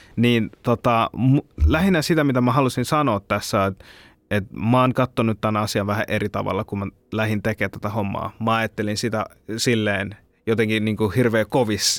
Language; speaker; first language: Finnish; early bilingual, other home language; Bangla